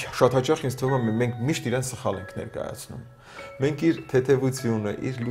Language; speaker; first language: Armenian; native; Armenian